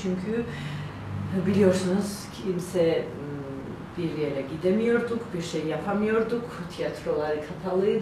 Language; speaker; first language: Turkish; non-native, learner; Georgian